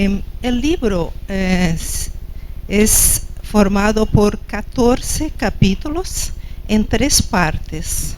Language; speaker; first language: Spanish; non-native, fluent; Portuguese